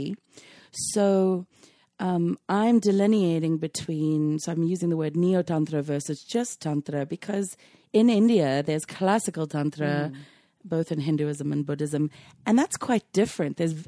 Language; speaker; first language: English; native; English